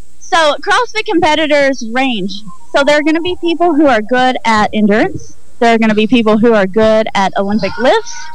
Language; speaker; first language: English; native; English